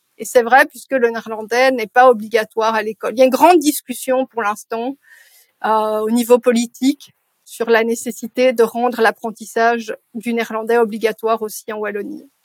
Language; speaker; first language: French; native; French